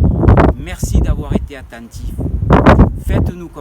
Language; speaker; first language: French; native; French